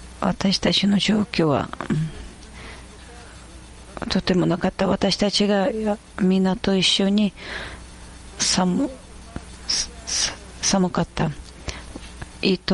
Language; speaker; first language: Japanese; non-native, fluent; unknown